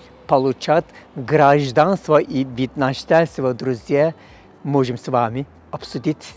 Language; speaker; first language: Russian; non-native, learner; Turkish